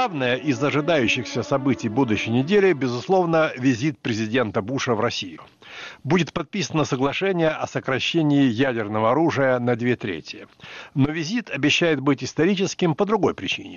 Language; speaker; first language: Russian; native; Russian